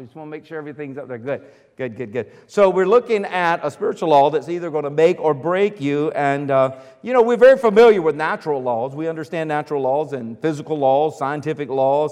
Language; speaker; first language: English; native; English